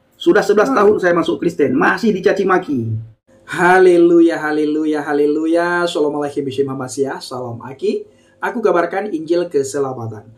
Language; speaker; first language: Indonesian; non-native, local second language; Achinese